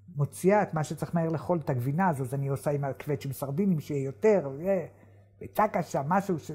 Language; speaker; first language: Hebrew; native; Hebrew